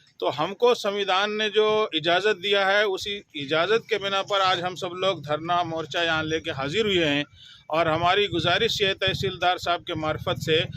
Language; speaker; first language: Urdu; native; Urdu